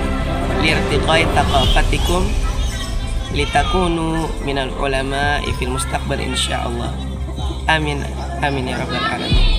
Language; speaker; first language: Arabic; non-native, learner; Indonesian